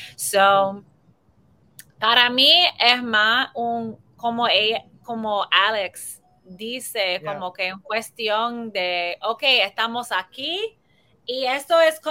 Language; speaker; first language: Spanish; early bilingual, heritage; Spanish